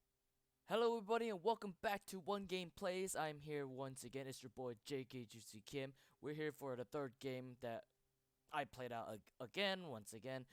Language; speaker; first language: English; native; English